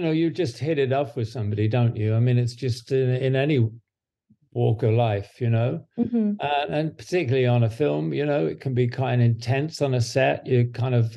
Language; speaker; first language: English; native; English